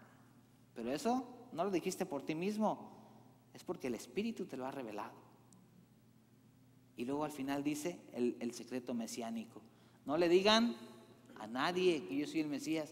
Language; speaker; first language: Spanish; native; Spanish